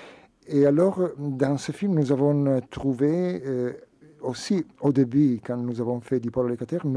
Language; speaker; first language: French; non-native, fluent; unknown